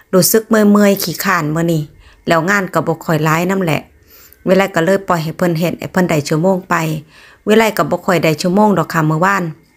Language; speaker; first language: Thai; native; Thai